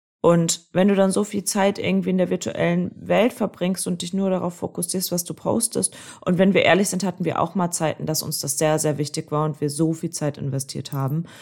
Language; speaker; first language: German; native; German